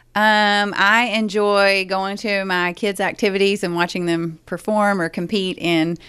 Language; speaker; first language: English; native; English